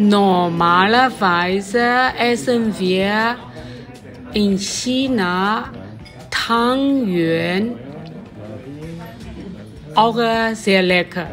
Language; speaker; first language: German; non-native, learner; Chinese